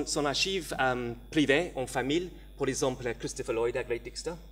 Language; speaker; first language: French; non-native, learner; English